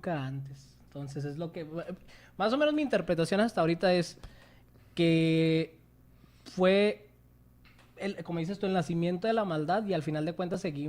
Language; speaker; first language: Spanish; native; Spanish